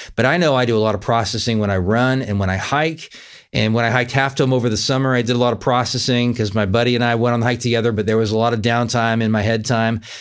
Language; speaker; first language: English; native; English